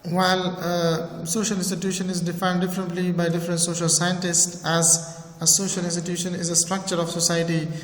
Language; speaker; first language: English; non-native, fluent; Persian